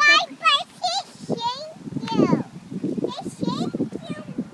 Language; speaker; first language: Chinese; early bilingual, heritage; Chinese